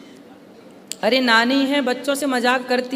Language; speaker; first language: Hindi; native; Hindi